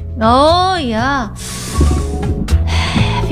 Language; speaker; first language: English; non-native, learner; Korean